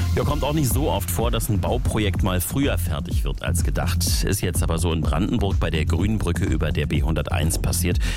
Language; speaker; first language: German; native; German